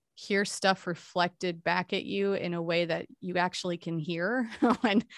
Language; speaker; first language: English; native; English